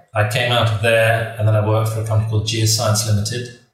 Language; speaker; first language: English; native; English